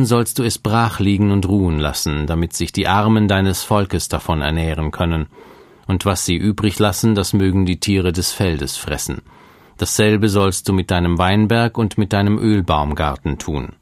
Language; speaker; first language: German; native; German